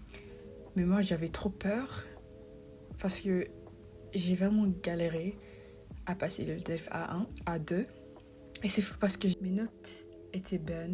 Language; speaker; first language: French; non-native, fluent; English